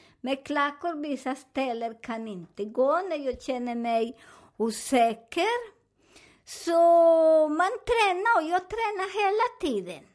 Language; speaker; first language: Swedish; non-native, learner; Spanish